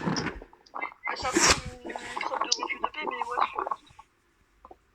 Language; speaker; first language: French; native; French